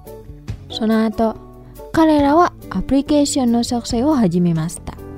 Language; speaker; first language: Japanese; non-native, fluent; Indonesian